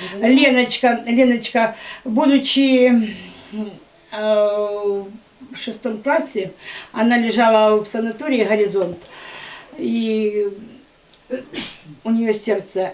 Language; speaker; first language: Russian; native; Russian